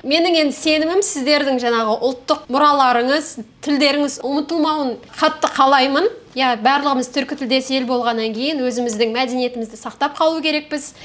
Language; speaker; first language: Kazakh; native; Kazakh